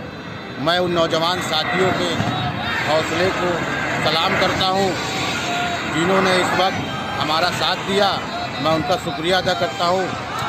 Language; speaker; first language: Hindi; native; Hindi